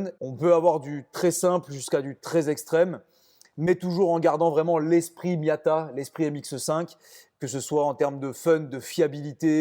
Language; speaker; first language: French; native; French